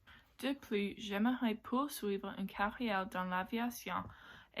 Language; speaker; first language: French; non-native, local second language; English